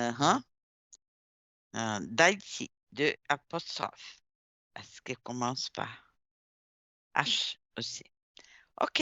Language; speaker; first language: French; non-native, fluent; Portuguese